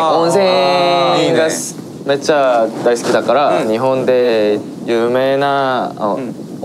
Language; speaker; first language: Japanese; non-native, learner; Korean